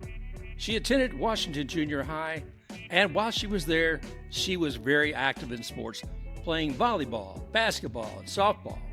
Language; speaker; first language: English; native; English